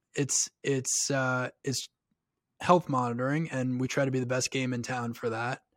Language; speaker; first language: English; native; English